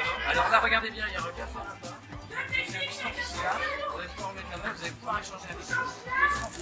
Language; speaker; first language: French; native; French